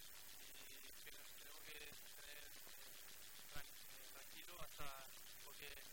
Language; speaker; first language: Spanish; non-native, learner; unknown